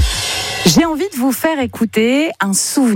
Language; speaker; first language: French; native; French